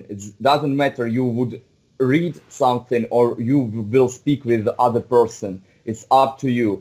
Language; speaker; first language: English; non-native, fluent; Russian